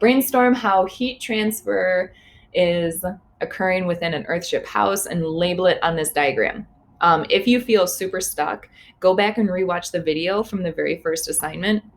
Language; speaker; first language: English; native; English